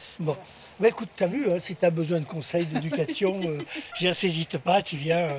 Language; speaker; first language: French; native; French